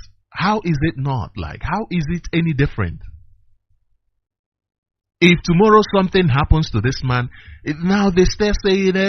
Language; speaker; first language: English; non-native, local second language; Igbo